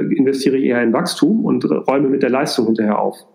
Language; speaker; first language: German; native; German